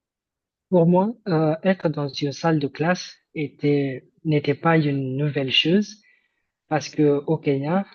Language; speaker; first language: French; non-native, fluent; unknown